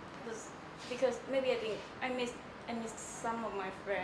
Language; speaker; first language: English; non-native, learner; Thai